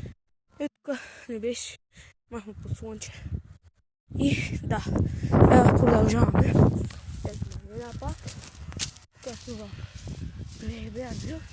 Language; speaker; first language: Bulgarian; native; Bulgarian